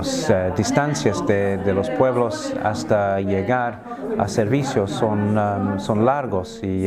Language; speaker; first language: Spanish; non-native, fluent; English